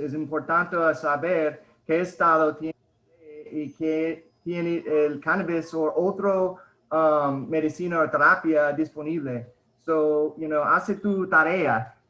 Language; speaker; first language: Spanish; early bilingual, heritage; Spanish